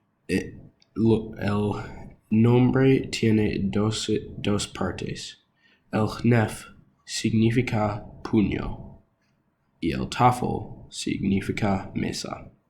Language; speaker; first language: Spanish; non-native, learner; English